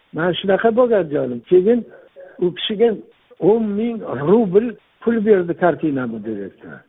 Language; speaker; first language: Uzbek; non-native, local second language; Tajik